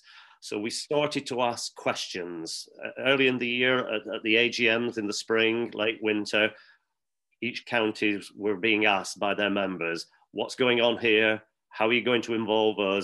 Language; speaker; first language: English; native; English